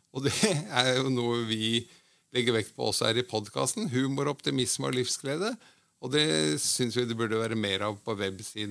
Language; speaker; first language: Norwegian; native; Norwegian